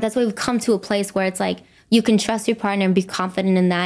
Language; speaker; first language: English; early bilingual, other home language; Spanish